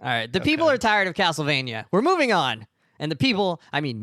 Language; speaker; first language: English; native; English